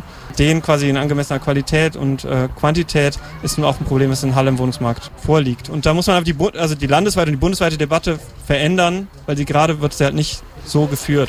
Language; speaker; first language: German; native; German